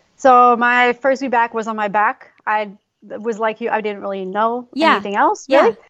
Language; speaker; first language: English; non-native, fluent; French